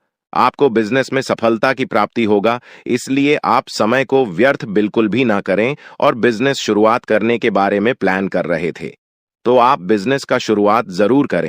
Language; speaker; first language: Hindi; non-native, local second language; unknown